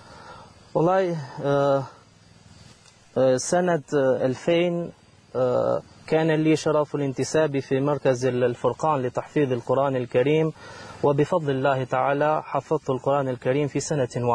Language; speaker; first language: Arabic; non-native, fluent; Albanian